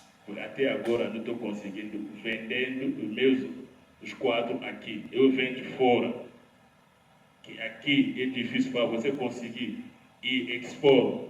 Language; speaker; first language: Portuguese; non-native, learner; Lingala